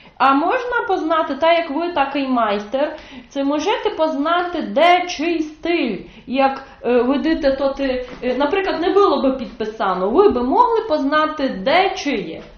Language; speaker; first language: Ukrainian; native; Ukrainian